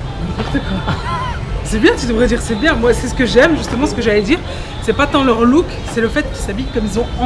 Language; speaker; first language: French; native; French